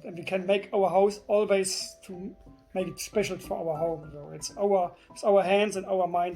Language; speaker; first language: English; non-native, fluent; German